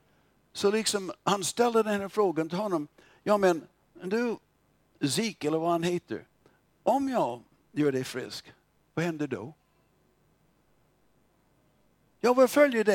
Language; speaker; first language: Swedish; non-native, fluent; English